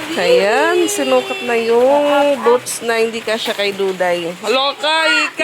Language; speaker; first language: Filipino; non-native, local second language; Waray